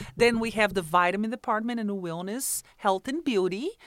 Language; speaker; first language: English; non-native, fluent; Portuguese